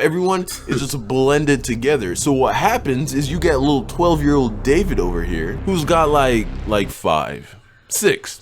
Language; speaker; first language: English; native; English